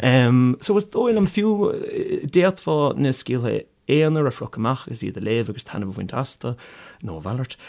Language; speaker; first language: Irish; native; Irish